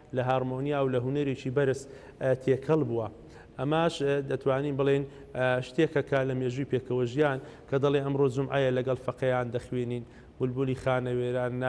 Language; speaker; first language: Central Kurdish; native; Central Kurdish